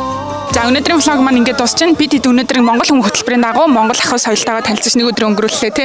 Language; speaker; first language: Mongolian; native; Mongolian